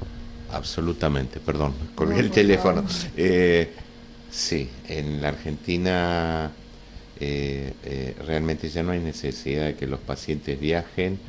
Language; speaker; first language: Spanish; native; Spanish